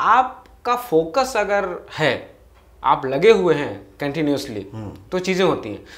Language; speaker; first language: Hindi; native; Hindi